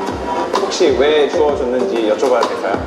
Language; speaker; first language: Korean; native; Korean